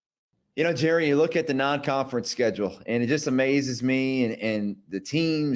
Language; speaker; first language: English; native; English